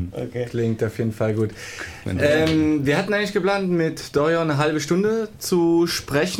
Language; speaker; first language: German; native; German